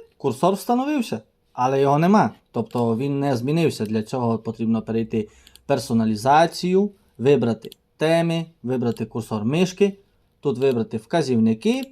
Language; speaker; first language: Ukrainian; native; Ukrainian